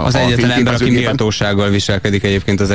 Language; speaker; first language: Hungarian; native; Hungarian